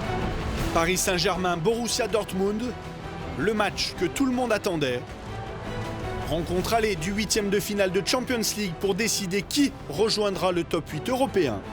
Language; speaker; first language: French; native; French